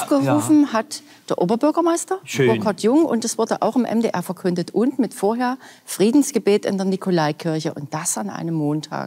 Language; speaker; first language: German; native; German